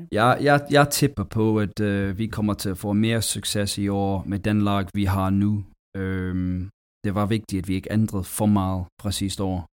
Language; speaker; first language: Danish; non-native, fluent; English